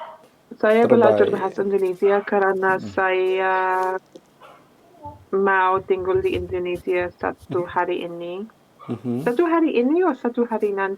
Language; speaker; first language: Indonesian; non-native, learner; English